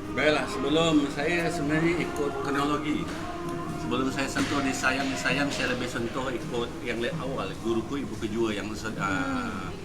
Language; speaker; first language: Malay; native; Malay